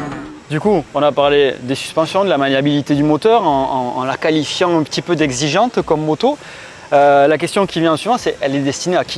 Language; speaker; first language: French; native; French